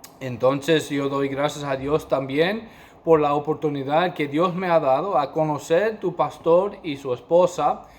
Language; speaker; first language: Spanish; non-native, fluent; English